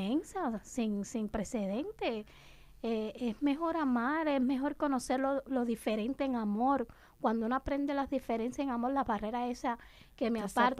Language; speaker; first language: Spanish; native; Spanish